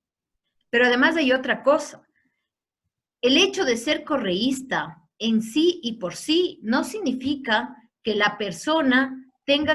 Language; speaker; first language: Spanish; native; Spanish